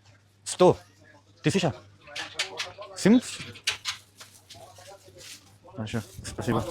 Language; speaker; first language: Russian; non-native, learner; Tamil